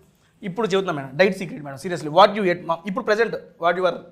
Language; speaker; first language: Telugu; native; Telugu